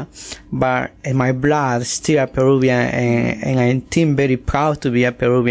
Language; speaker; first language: English; non-native, learner; Spanish